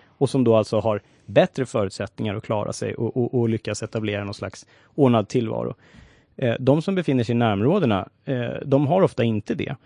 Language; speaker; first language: Swedish; native; Swedish